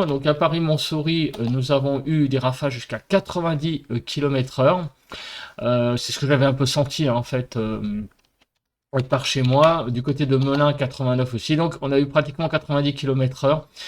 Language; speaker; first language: French; native; French